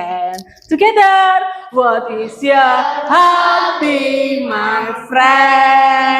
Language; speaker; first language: English; non-native, learner; Indonesian